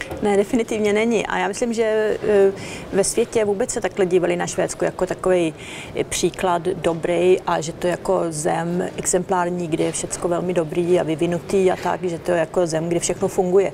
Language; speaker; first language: Czech; early bilingual, heritage; Czech